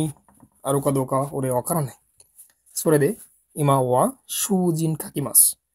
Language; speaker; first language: Japanese; non-native, learner; Bangla